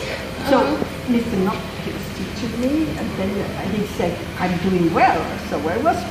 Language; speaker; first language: English; non-native, fluent; French